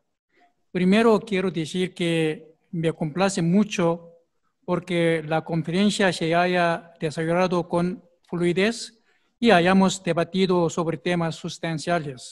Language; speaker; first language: Spanish; non-native, fluent; Korean